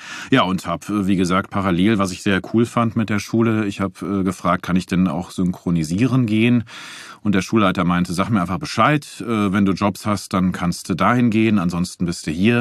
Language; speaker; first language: German; native; German